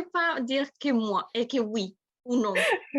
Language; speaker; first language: French; non-native, learner; Spanish